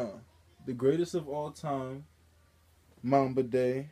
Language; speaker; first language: English; native; English